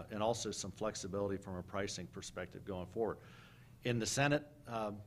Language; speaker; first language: English; native; English